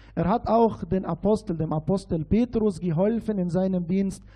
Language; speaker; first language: German; non-native, fluent; Arabic